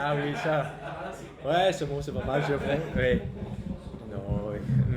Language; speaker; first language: French; non-native, learner; English